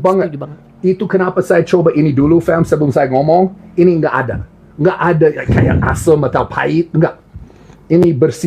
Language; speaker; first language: Indonesian; non-native, learner; English